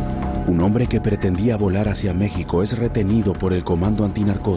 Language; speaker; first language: Spanish; native; Spanish